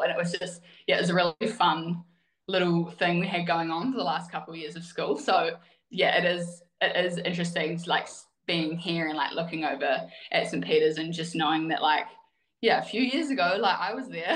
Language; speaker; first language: English; native; English